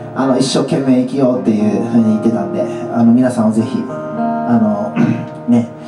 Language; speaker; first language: Japanese; native; Japanese